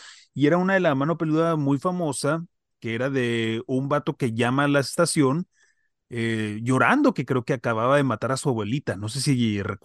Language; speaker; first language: Spanish; native; Spanish